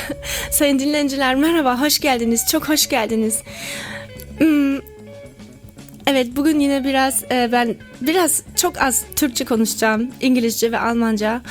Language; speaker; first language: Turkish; non-native, learner; German